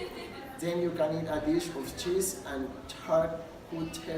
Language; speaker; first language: English; non-native, learner; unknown